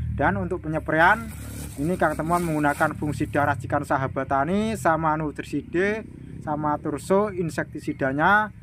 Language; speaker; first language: Indonesian; non-native, local second language; Javanese